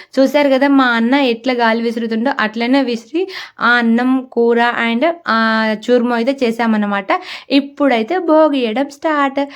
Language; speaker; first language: Telugu; non-native, local second language; Lambadi